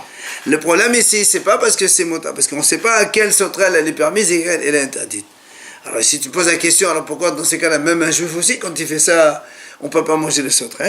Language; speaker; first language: French; native; French